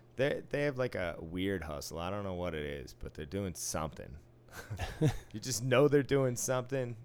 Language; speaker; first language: English; native; English